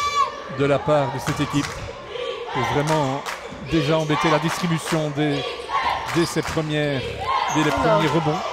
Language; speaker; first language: French; native; French